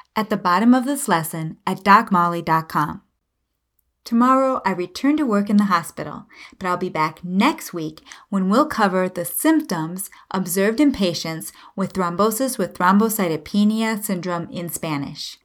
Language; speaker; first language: English; native; English